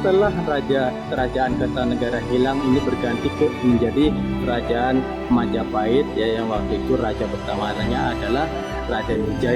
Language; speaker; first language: Indonesian; native; Indonesian